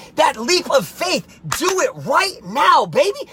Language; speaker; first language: English; native; English